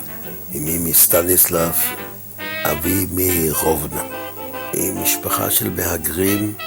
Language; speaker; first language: Hebrew; non-native, fluent; German